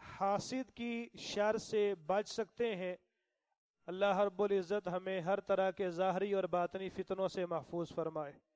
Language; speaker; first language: Urdu; non-native, local second language; Punjabi